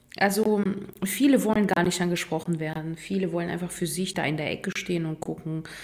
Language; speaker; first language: German; non-native, fluent; Russian